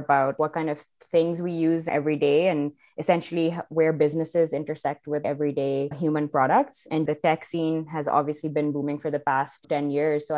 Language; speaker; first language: English; non-native, local second language; Urdu